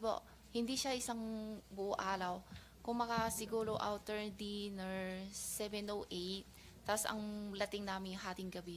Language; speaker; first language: Filipino; non-native, learner; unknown